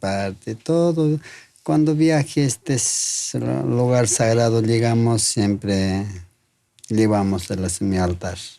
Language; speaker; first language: Spanish; non-native, local second language; Quechua